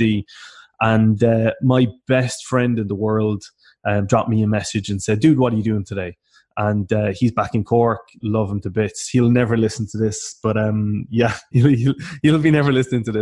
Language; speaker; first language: English; native; English